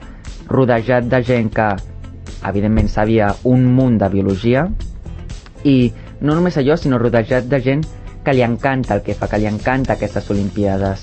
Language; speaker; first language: Catalan; native; Catalan